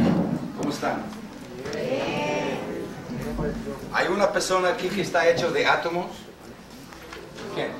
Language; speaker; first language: Spanish; non-native, fluent; English